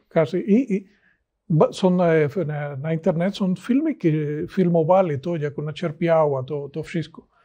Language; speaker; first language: Polish; non-native, learner; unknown